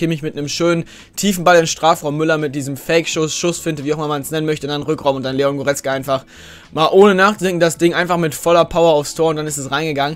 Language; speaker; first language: German; native; German